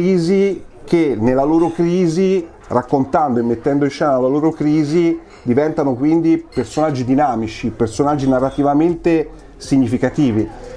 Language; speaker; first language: Italian; native; Italian